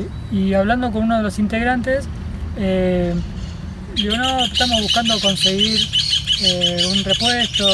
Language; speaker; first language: Spanish; native; Spanish